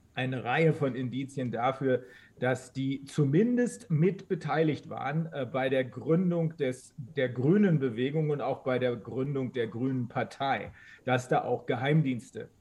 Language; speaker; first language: German; native; German